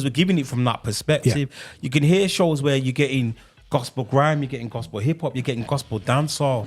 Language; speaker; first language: English; native; English